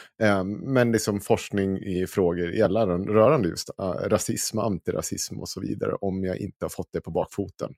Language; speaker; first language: Swedish; native; Swedish